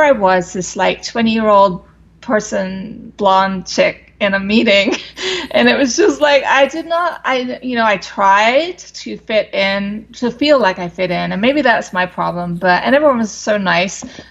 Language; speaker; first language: English; native; English